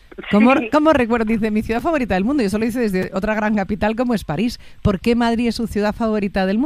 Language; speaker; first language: Spanish; native; Spanish